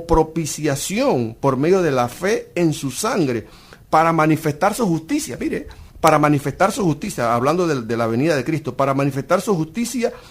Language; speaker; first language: Spanish; native; Spanish